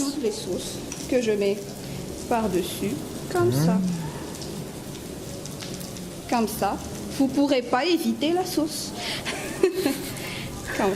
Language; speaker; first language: French; non-native, local second language; Malagasy